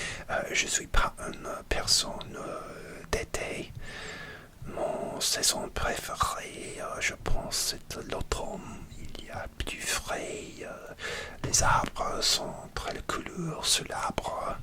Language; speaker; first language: French; non-native, learner; English